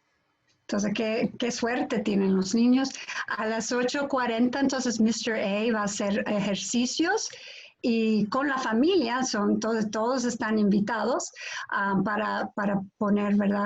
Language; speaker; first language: Spanish; non-native, fluent; English